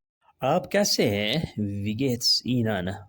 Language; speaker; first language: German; non-native, fluent; Urdu